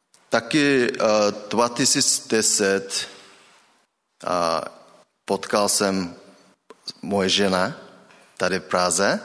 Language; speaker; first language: Czech; non-native, learner; Mongolian